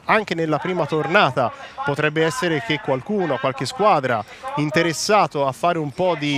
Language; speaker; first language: Italian; native; Italian